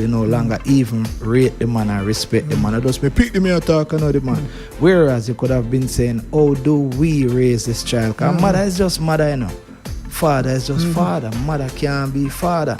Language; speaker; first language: English; native; English